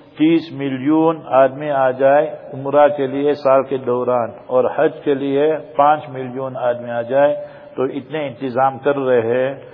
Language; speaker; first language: Urdu; native; Urdu